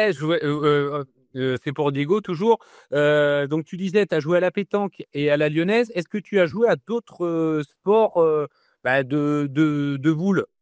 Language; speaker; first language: French; native; French